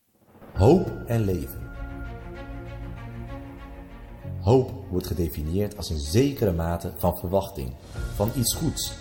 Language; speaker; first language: Dutch; native; Dutch